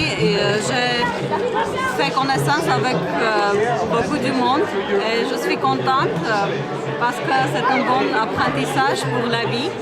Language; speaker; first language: French; non-native, fluent; Armenian